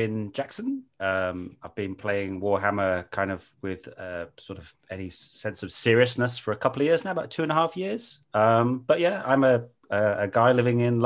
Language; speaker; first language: English; native; English